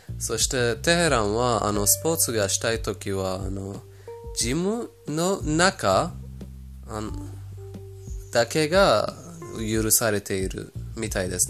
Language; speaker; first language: Japanese; non-native, fluent; Persian